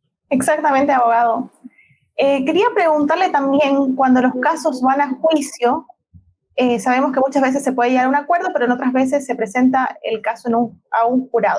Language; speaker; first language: Spanish; native; Spanish